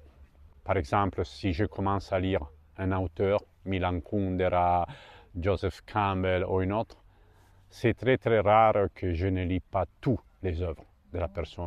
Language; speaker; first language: French; non-native, fluent; Italian